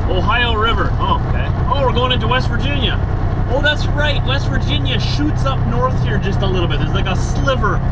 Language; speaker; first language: English; native; English